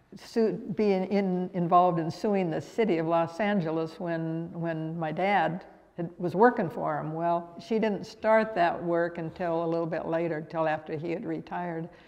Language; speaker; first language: English; native; English